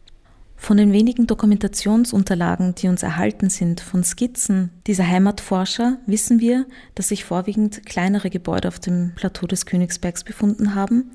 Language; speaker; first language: German; native; German